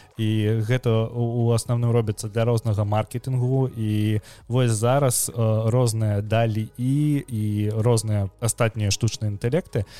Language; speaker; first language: Belarusian; non-native, local second language; Russian